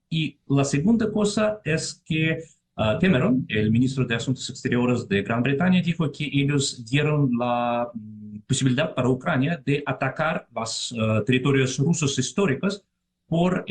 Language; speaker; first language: Spanish; non-native, fluent; Russian